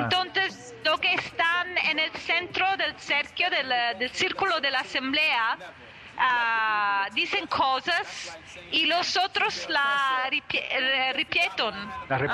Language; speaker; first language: Spanish; non-native, fluent; Italian